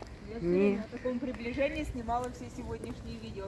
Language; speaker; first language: Russian; native; Russian